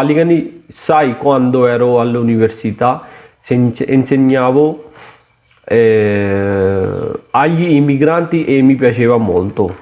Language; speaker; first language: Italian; non-native, learner; Punjabi